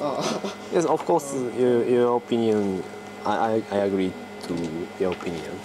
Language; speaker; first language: English; non-native, learner; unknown